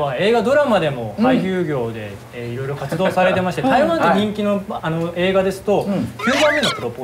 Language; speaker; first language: Japanese; native; Japanese